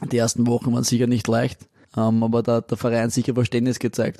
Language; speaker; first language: German; native; German